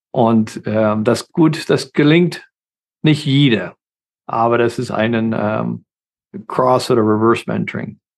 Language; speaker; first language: German; non-native, fluent; English